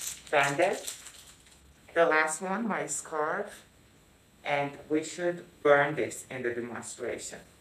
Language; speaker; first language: English; non-native, fluent; Persian